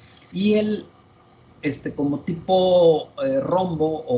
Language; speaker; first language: Spanish; native; Spanish